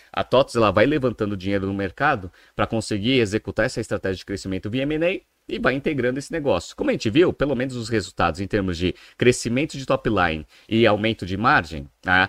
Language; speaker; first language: Portuguese; native; Portuguese